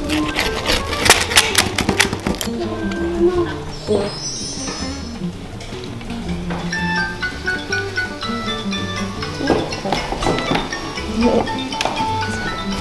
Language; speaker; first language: Russian; non-native, local second language; Armenian